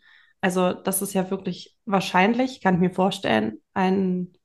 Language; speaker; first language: German; native; German